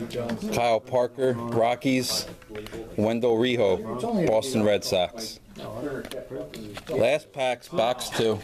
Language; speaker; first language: English; native; English